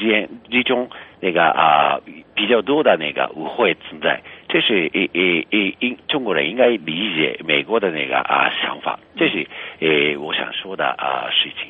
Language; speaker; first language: Chinese; non-native, fluent; Japanese